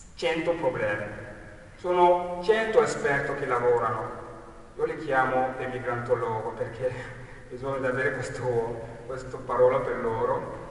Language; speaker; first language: Italian; non-native, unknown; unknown